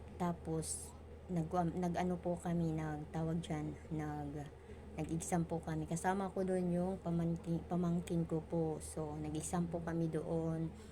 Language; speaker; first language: Filipino; non-native, local second language; Waray